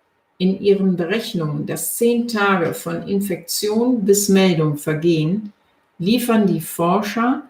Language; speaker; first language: German; native; German